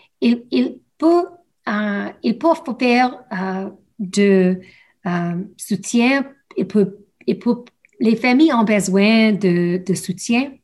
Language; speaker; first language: French; non-native, learner; English